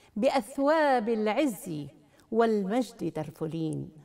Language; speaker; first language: Arabic; native; Arabic